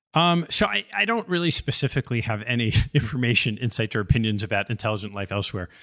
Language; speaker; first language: English; native; English